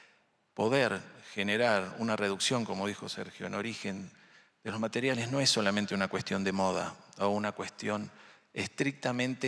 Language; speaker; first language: Spanish; native; Spanish